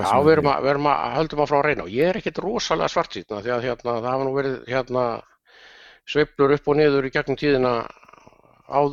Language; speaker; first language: Icelandic; native; Icelandic